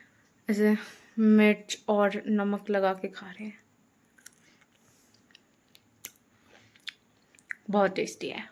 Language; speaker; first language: Hindi; non-native, local second language; Bangla